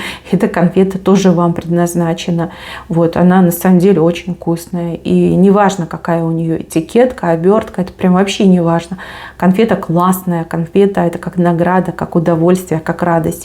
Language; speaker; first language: Russian; native; Russian